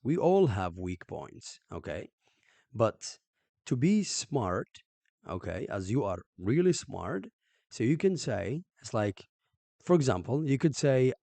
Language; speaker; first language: English; non-native, fluent; Arabic